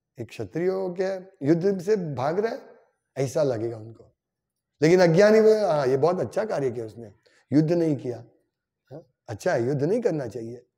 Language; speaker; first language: Hindi; non-native, local second language; Gujarati